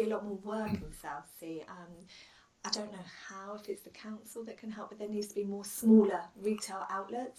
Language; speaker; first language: English; native; English